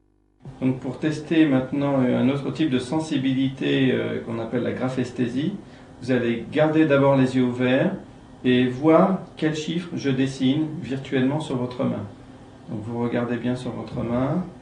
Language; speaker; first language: French; native; French